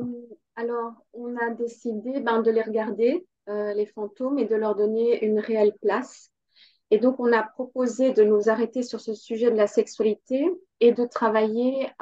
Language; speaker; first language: French; non-native, learner; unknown